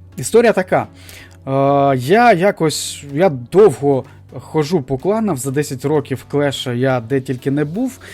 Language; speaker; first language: Ukrainian; non-native, local second language; Russian